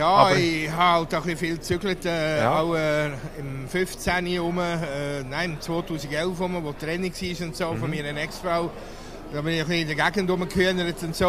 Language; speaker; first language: German; native; German